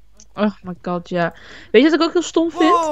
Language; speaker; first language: Dutch; native; Dutch